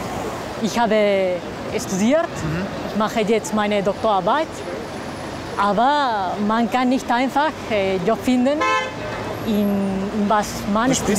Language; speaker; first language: German; non-native, fluent; Spanish